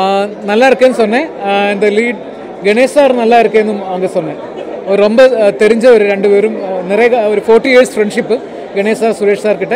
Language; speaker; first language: Tamil; non-native, learner; Malayalam